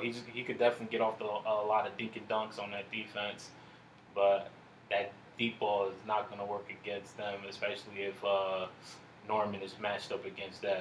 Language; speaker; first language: English; native; English